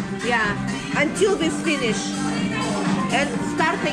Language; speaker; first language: English; non-native, fluent; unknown